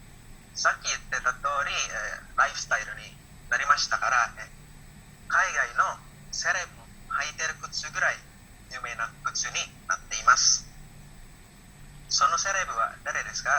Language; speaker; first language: Japanese; non-native, learner; Indonesian